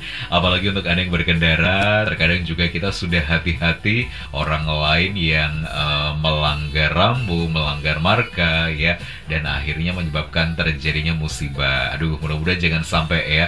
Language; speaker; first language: Indonesian; native; Indonesian